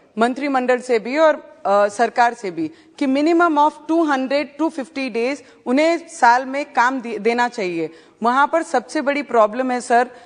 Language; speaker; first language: Hindi; non-native, local second language; Punjabi